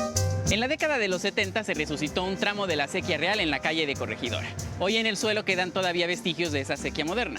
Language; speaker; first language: Spanish; native; Spanish